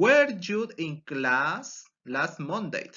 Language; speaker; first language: English; non-native, fluent; Spanish